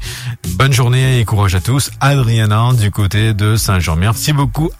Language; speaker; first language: French; non-native, local second language; Morisyen